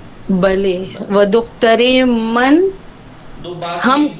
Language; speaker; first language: Persian; non-native, learner; Urdu